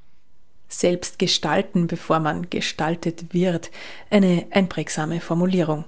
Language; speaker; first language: German; native; German